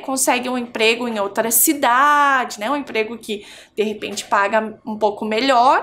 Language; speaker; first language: Portuguese; native; Portuguese